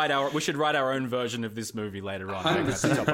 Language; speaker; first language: English; native; English